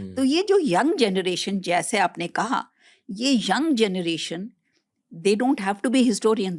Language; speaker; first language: Hindi; native; Hindi